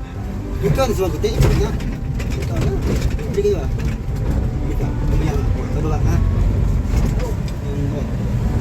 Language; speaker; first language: Filipino; non-native, local second language; Cebuano